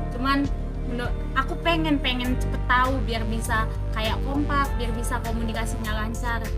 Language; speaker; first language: Indonesian; native; Indonesian